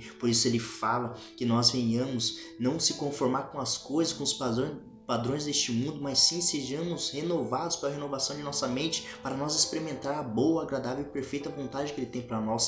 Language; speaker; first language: Portuguese; native; Portuguese